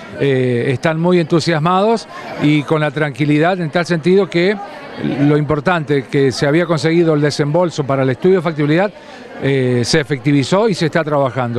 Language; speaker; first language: Spanish; native; Spanish